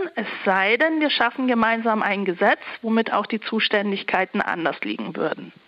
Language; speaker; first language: German; early bilingual, other home language; Turkish